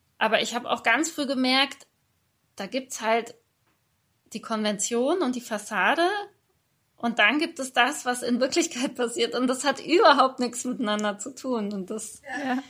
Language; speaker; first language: German; early bilingual, other home language; Persian